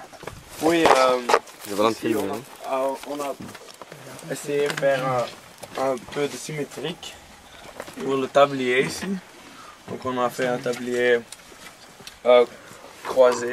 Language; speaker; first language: French; non-native, local second language; Dutch